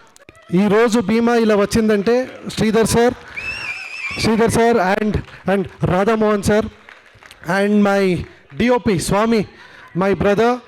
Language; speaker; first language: Telugu; non-native, learner; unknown